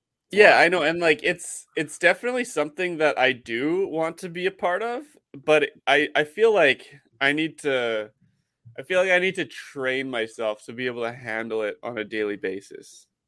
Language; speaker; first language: English; native; English